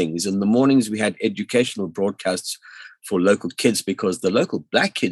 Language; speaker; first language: English; native; English